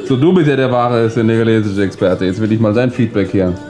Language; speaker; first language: German; native; German